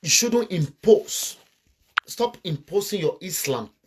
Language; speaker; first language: English; non-native, local second language; Yoruba